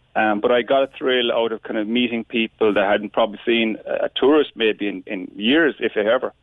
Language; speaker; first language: English; native; English